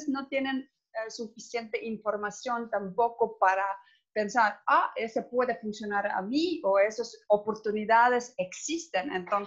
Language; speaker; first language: Spanish; non-native, fluent; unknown